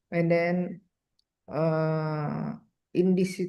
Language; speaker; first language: English; non-native, fluent; Indonesian